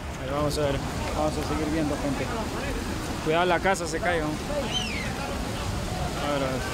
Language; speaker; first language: Spanish; native; Spanish